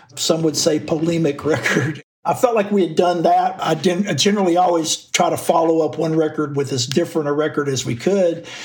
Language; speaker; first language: English; native; English